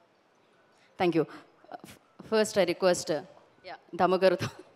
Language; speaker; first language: Telugu; native; Telugu